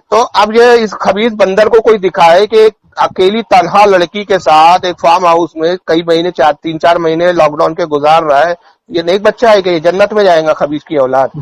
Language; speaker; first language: Urdu; native; Urdu